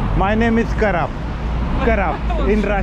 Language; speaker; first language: English; non-native, local second language; Hindi